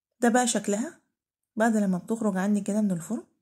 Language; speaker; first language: Arabic; native; Arabic